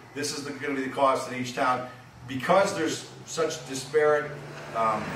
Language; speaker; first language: English; native; English